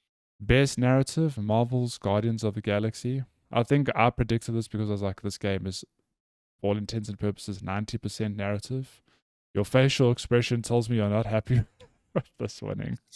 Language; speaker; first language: English; native; English